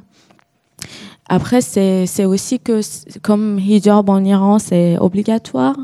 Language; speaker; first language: French; non-native, learner; Persian